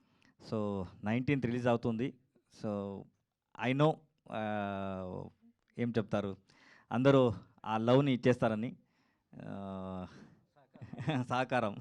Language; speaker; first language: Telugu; non-native, learner; Kannada